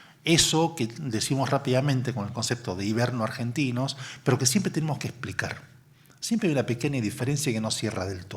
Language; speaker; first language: Spanish; native; Spanish